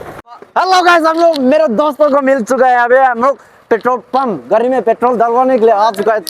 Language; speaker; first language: Hindi; non-native, local second language; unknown